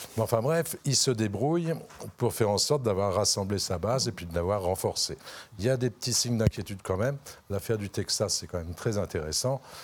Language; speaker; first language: French; native; French